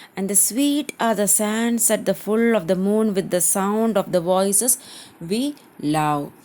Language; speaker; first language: English; non-native, local second language; Malayalam